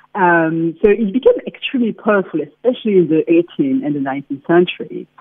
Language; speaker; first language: English; non-native, fluent; French